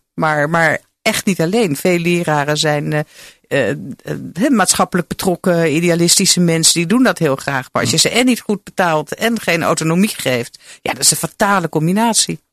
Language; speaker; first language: Dutch; native; Dutch